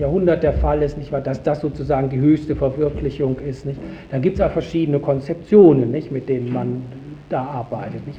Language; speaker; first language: German; native; German